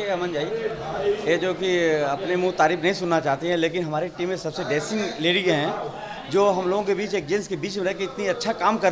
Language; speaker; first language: Hindi; native; Hindi